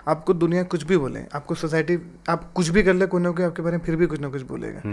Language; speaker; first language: Hindi; native; Hindi